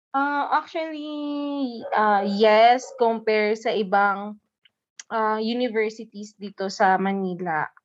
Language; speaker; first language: Filipino; non-native, local second language; Hiligaynon